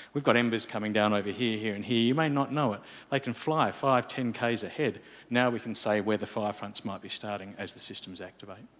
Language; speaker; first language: English; native; English